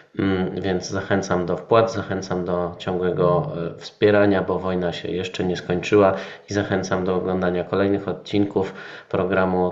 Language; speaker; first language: Polish; native; Polish